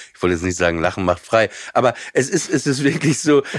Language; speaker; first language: German; native; German